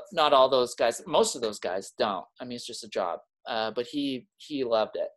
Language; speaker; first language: English; native; English